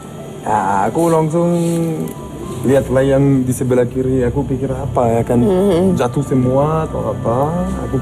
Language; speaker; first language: Indonesian; non-native, fluent; English